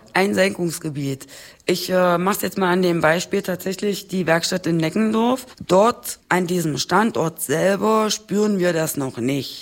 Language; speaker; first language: German; native; German